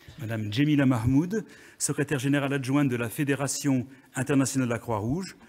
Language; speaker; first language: French; native; French